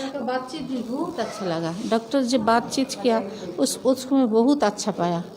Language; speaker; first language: Hindi; non-native, local second language; Bangla